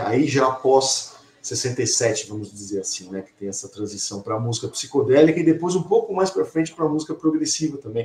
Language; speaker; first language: Portuguese; native; Portuguese